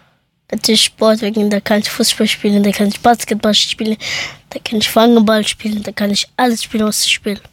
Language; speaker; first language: German; early bilingual, other home language; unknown